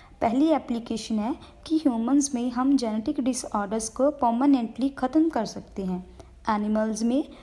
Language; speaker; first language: Hindi; non-native, local second language; Punjabi